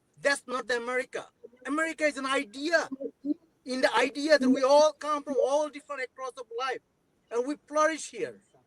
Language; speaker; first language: English; non-native, local second language; Bangla